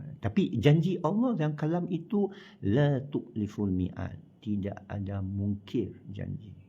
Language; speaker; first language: Malay; non-native, local second language; Chinese